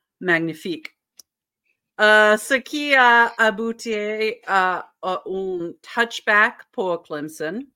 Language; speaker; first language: French; non-native, learner; English